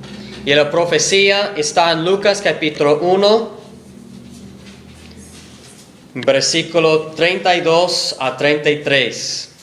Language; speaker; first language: Spanish; non-native, fluent; English